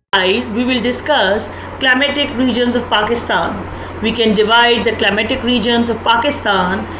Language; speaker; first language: English; non-native, local second language; Urdu